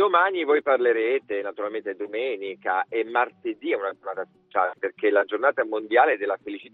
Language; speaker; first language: Italian; native; Italian